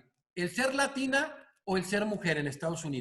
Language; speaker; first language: Spanish; native; Spanish